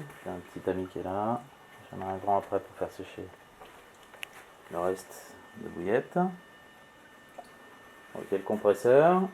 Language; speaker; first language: French; native; French